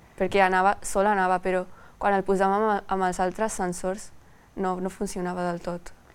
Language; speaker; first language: Catalan; non-native, local second language; Spanish